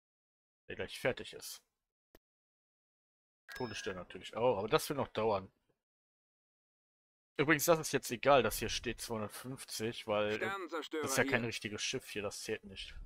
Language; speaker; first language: German; native; German